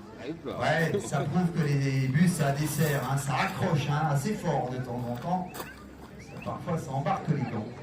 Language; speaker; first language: French; native; French